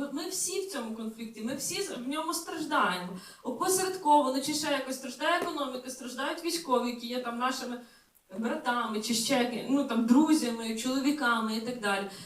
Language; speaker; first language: Ukrainian; native; Ukrainian